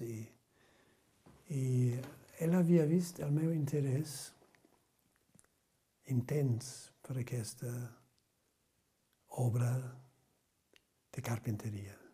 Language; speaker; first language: Catalan; non-native, fluent; German